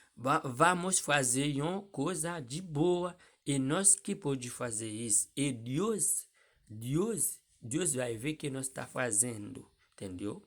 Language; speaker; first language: Portuguese; non-native, learner; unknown